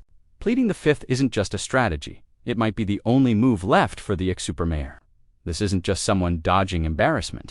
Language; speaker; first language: English; native; English